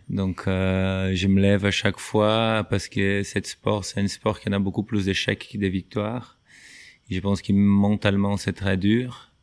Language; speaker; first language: French; non-native, fluent; Portuguese